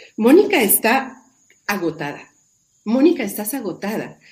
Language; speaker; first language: Spanish; native; Spanish